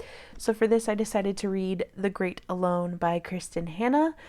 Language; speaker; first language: English; native; English